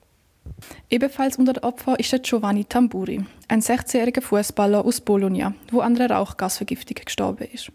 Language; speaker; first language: German; native; German